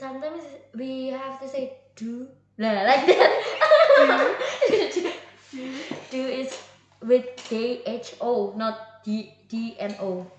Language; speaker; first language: English; non-native, learner; Indonesian